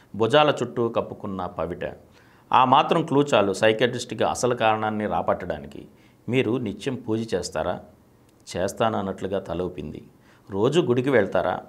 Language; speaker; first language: Telugu; native; Telugu